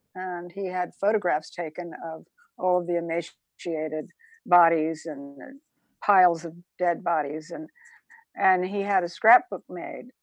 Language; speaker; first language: English; native; English